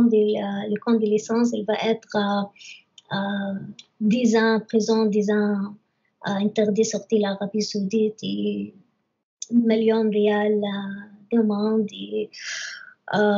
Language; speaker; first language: French; non-native, learner; Arabic